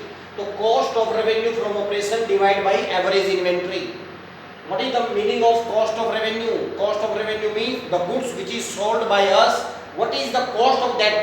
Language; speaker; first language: English; non-native, local second language; Hindi